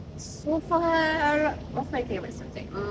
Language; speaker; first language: English; non-native, learner; Indonesian